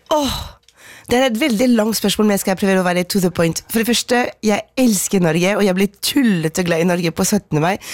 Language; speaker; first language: Norwegian; non-native, fluent; French